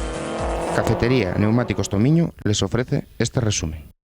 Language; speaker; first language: Spanish; native; Spanish